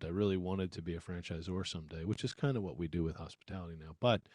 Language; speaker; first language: English; native; English